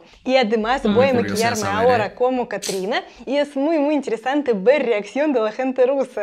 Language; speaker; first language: Spanish; non-native, fluent; Russian